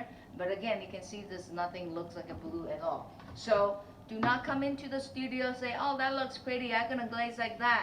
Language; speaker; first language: English; non-native, fluent; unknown